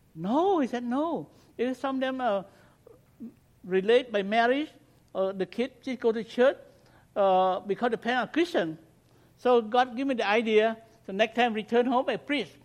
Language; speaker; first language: English; non-native, learner; Khmer